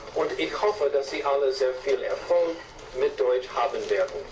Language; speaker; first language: German; non-native, fluent; English